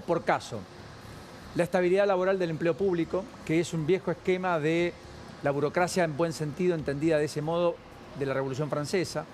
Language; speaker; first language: Spanish; native; Spanish